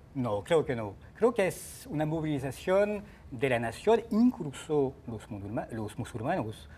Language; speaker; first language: Spanish; non-native, fluent; French